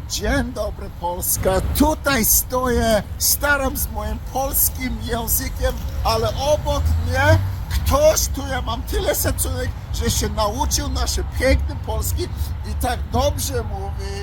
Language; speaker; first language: Polish; early bilingual, heritage; Polish